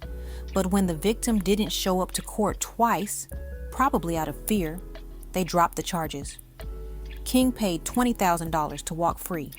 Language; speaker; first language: English; native; English